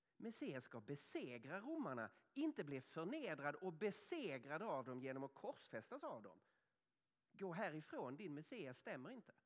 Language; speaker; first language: Swedish; native; Swedish